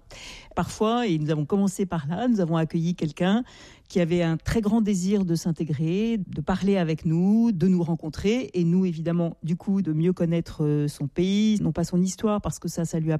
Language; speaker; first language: French; native; French